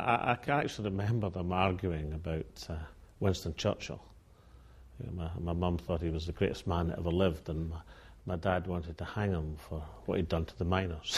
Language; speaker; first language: English; native; English